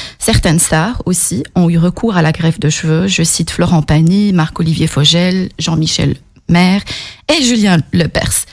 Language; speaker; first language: French; native; French